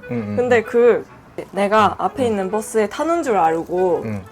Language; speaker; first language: Korean; non-native, fluent; Japanese